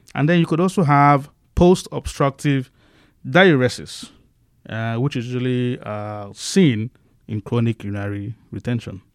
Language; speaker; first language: English; non-native, local second language; Igbo